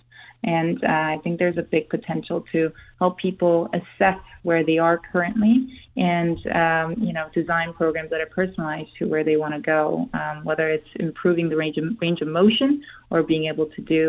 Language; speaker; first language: English; non-native, fluent; Korean